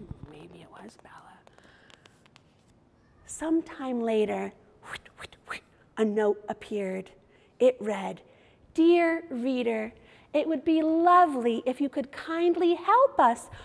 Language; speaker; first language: English; native; English